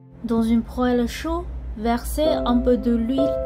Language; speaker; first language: French; non-native, fluent; Chinese